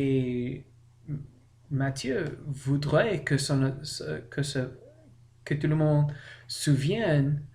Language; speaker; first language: French; non-native, learner; English